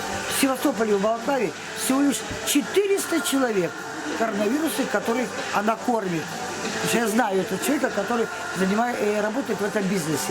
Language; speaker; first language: Russian; native; Russian